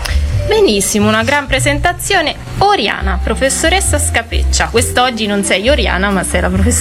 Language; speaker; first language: Italian; native; Italian